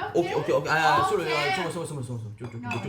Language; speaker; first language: Korean; native; Korean